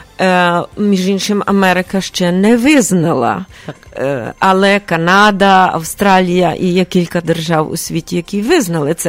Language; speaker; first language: Ukrainian; early bilingual, heritage; Ukrainian